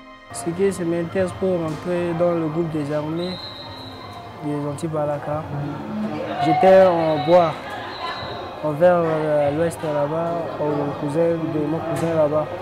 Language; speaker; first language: French; non-native, local second language; Sango